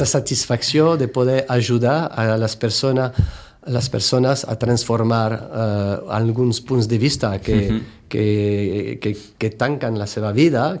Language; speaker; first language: Catalan; non-native, fluent; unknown